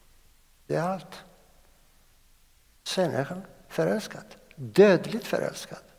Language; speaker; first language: Swedish; non-native, fluent; Greek